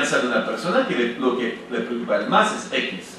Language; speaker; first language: Spanish; non-native, fluent; French